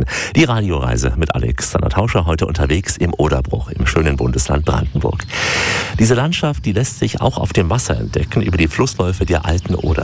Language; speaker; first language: German; native; German